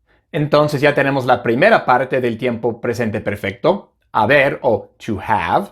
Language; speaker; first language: Spanish; non-native, fluent; English